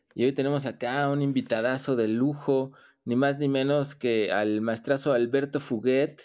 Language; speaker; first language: Spanish; native; Spanish